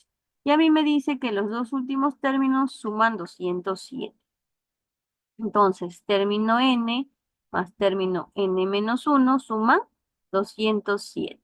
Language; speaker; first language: Spanish; native; Spanish